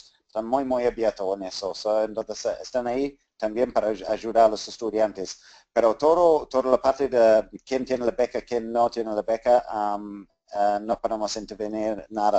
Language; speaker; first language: Spanish; non-native, fluent; English